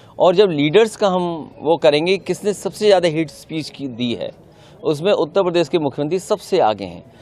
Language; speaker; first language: Hindi; native; Hindi